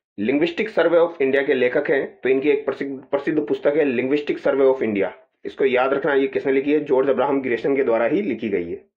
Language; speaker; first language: Hindi; native; Hindi